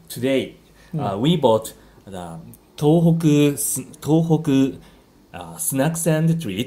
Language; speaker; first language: English; non-native, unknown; Japanese